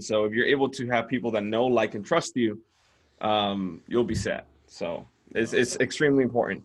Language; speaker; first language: English; non-native, fluent; Spanish